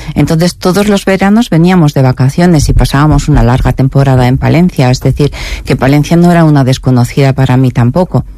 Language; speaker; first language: Spanish; early bilingual, heritage; Spanish